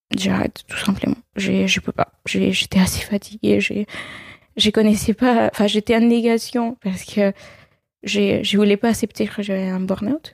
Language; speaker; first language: French; non-native, fluent; Spanish